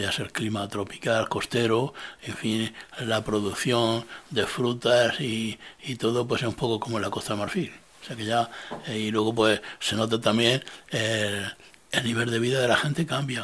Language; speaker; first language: Spanish; native; Spanish